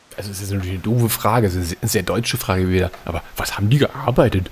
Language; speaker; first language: German; native; German